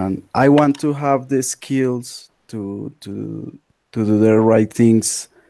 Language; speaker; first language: English; non-native, learner; Spanish